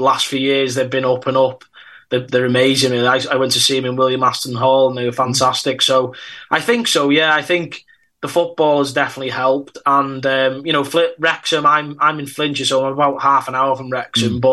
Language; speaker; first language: English; native; English